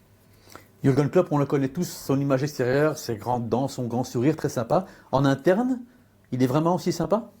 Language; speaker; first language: French; native; French